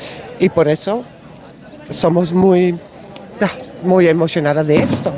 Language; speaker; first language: Spanish; non-native, learner; Dutch